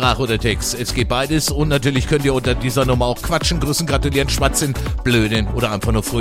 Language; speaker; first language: German; native; German